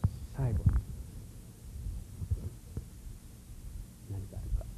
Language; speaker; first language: Japanese; non-native, fluent; English